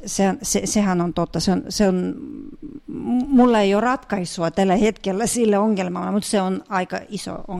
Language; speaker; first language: Finnish; non-native, fluent; Russian